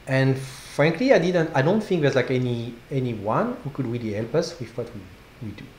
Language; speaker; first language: English; non-native, fluent; French